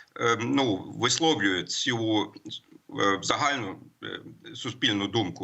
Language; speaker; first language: Ukrainian; non-native, fluent; German